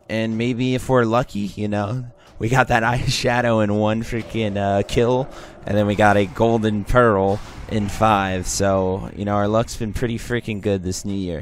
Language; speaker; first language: English; native; English